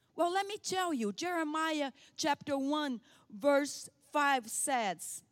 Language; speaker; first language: English; non-native, fluent; Portuguese